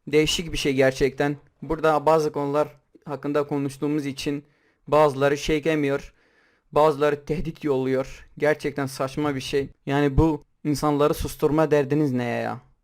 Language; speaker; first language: Turkish; non-native, local second language; Kurdish